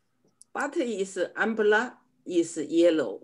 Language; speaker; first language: English; non-native, learner; Chinese